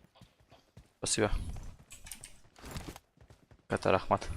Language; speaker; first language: Russian; non-native, local second language; Tajik